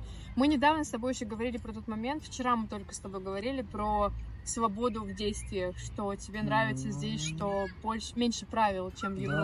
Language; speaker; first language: Russian; native; Russian